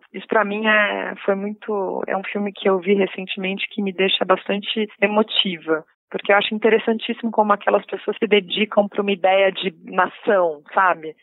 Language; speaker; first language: Portuguese; native; Portuguese